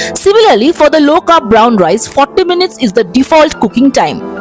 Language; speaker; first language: English; non-native, local second language; Bangla